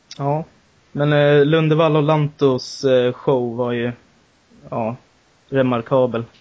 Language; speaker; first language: Swedish; native; Swedish